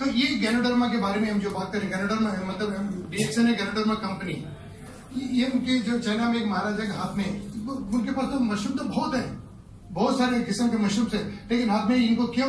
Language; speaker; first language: Hindi; native; Hindi